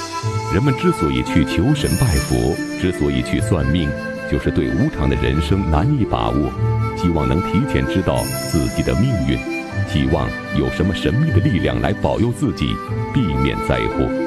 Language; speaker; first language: Chinese; native; Chinese